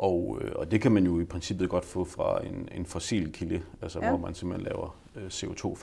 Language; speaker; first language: Danish; native; Danish